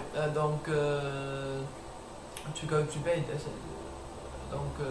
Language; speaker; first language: French; non-native, learner; English